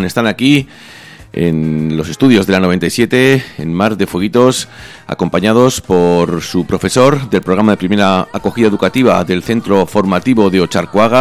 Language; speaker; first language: Spanish; native; Spanish